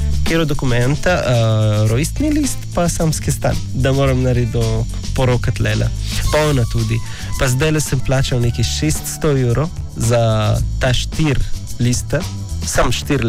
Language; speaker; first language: Slovenian; non-native, learner; Arabic